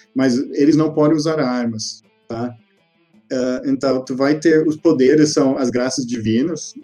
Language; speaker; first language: Portuguese; non-native, fluent; English